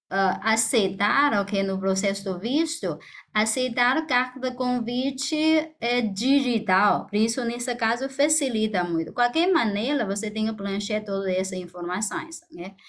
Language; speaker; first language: Portuguese; non-native, fluent; Chinese